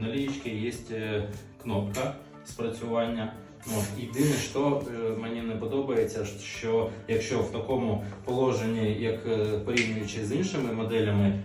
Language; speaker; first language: Ukrainian; native; Ukrainian